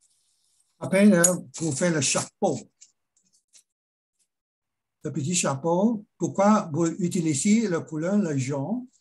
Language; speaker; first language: French; non-native, learner; Chinese